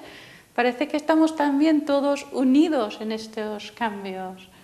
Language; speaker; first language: Spanish; non-native, fluent; English